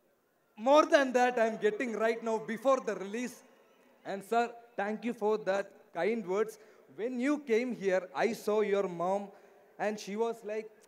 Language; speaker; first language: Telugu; non-native, learner; Malayalam